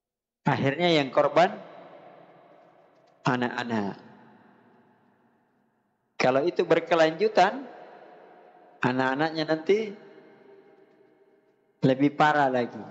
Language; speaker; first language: Indonesian; native; Indonesian